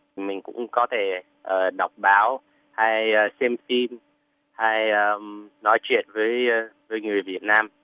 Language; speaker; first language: Vietnamese; non-native, fluent; English